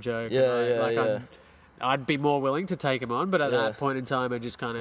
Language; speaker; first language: English; native; English